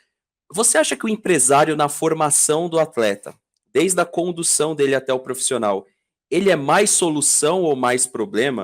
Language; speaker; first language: Portuguese; native; Portuguese